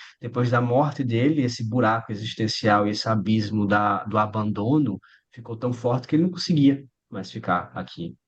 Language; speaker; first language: Portuguese; native; Portuguese